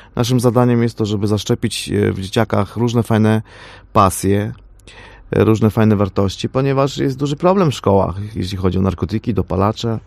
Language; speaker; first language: Polish; non-native, fluent; Armenian